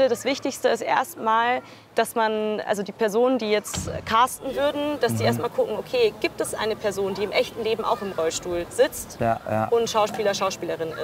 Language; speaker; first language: German; native; German